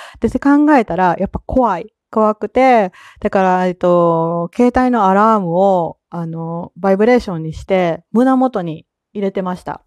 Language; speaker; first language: Japanese; native; Japanese